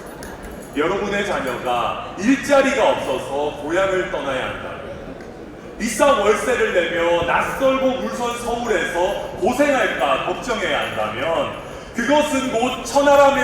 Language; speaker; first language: Korean; native; Korean